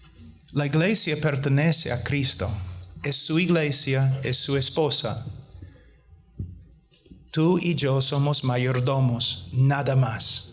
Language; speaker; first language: Spanish; non-native, fluent; English